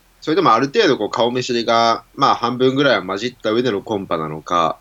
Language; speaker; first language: Japanese; native; Japanese